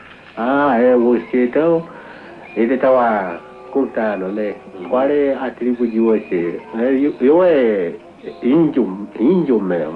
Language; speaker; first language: Portuguese; non-native, local second language; Kayapó